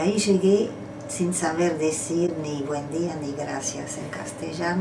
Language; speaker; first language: Spanish; non-native, fluent; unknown